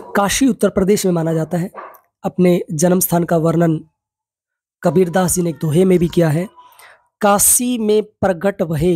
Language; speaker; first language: Hindi; native; Hindi